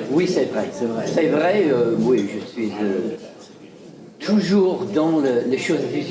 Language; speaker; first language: French; non-native, fluent; English